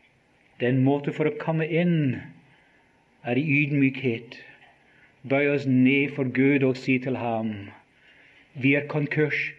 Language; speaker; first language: Norwegian; non-native, fluent; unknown